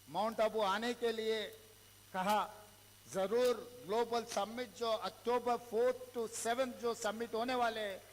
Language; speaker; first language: Hindi; non-native, local second language; Telugu